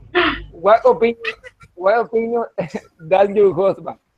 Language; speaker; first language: English; non-native, learner; Spanish